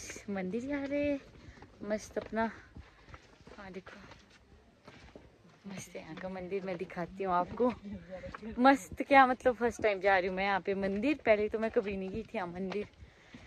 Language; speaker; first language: Hindi; native; Hindi